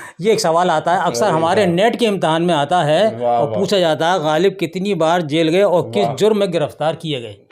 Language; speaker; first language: Urdu; native; Urdu